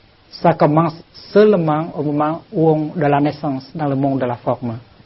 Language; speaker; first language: French; non-native, fluent; Vietnamese